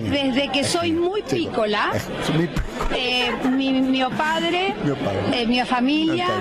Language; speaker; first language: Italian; non-native, learner; Spanish